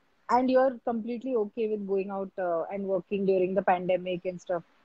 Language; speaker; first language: English; non-native, local second language; Marathi